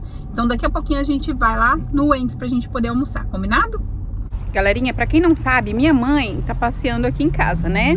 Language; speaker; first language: Portuguese; native; Portuguese